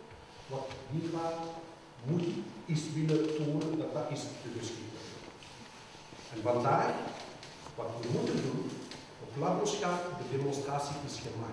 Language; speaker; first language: Dutch; non-native, local second language; French